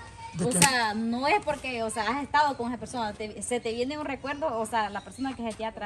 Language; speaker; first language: Spanish; native; Spanish